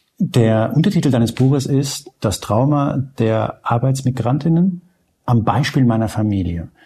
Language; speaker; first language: German; early bilingual, other home language; Spanish